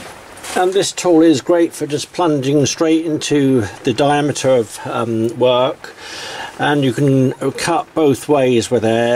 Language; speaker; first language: English; native; English